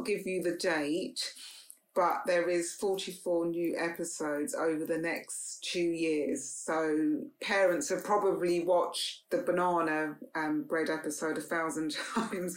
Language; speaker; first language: English; native; English